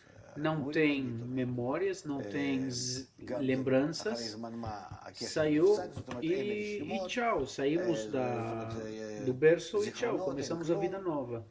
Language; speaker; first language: Portuguese; non-native, fluent; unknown